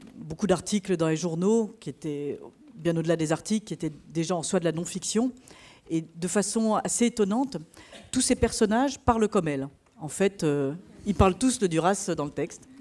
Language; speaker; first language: French; native; French